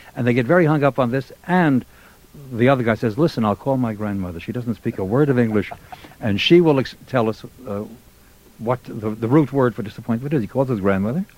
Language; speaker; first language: English; native; English